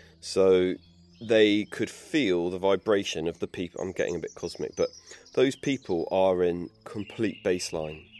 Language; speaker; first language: English; native; English